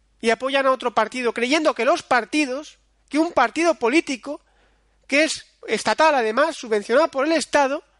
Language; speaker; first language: Spanish; native; Spanish